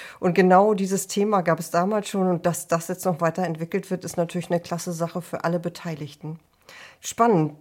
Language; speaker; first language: German; native; German